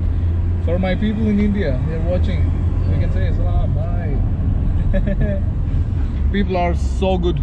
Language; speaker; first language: English; non-native, local second language; Malayalam